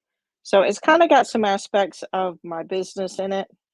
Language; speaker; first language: English; native; English